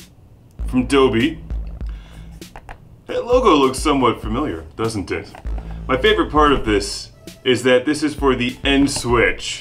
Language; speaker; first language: English; native; English